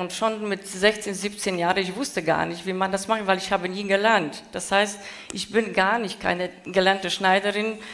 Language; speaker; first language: German; non-native, fluent; Polish